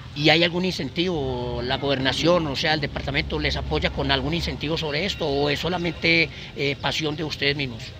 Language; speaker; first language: Spanish; native; Spanish